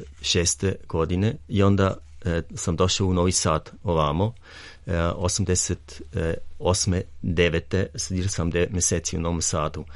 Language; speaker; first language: Serbian; non-native, fluent; German